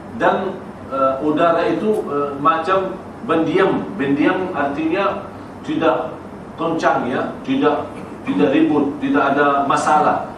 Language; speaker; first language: Malay; non-native, fluent; Arabic